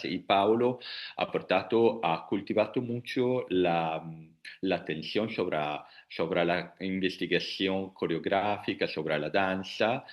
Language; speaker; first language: Spanish; non-native, learner; Italian